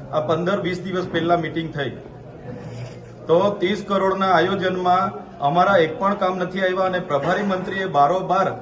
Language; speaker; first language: Gujarati; non-native, local second language; Vasavi